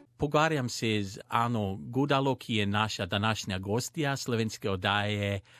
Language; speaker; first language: Slovenian; early bilingual, heritage; Slovenian